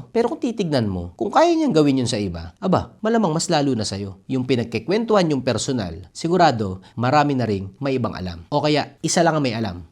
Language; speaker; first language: Filipino; native; Filipino